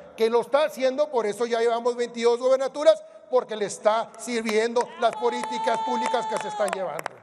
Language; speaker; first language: Spanish; native; Spanish